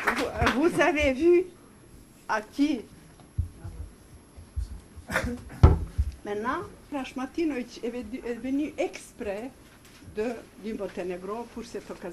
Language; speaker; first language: French; non-native, fluent; Serbian